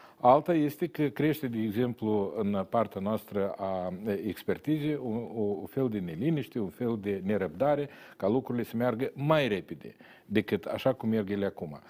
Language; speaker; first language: Romanian; native; Romanian